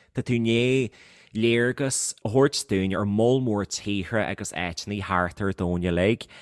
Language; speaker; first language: Irish; native; Irish